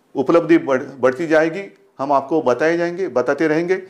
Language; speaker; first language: Hindi; non-native, local second language; Marathi